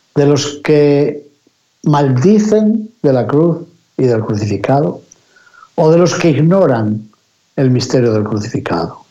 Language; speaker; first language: Spanish; native; Spanish